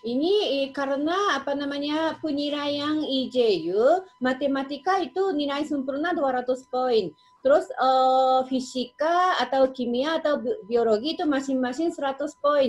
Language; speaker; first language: Indonesian; non-native, fluent; Japanese